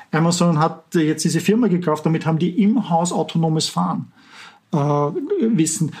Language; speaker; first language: German; native; German